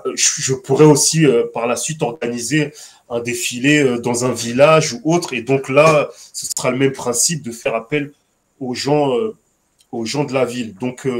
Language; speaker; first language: French; native; French